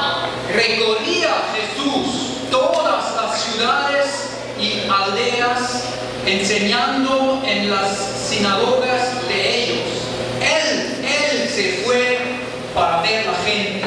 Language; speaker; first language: Spanish; non-native, learner; German